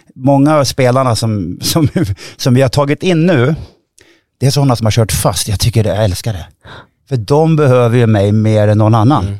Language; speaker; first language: Swedish; native; Swedish